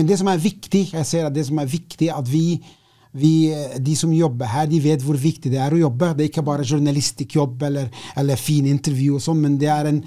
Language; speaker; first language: Swedish; non-native, fluent; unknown